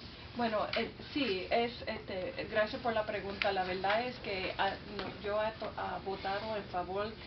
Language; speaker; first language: Spanish; early bilingual, heritage; Spanish